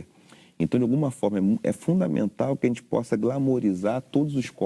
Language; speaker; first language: Portuguese; native; Portuguese